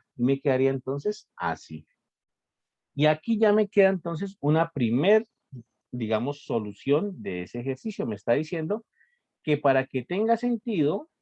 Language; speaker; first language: Spanish; native; Spanish